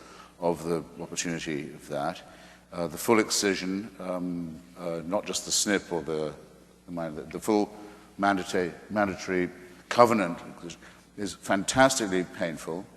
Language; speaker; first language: English; native; English